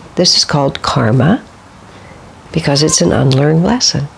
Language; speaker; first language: English; native; English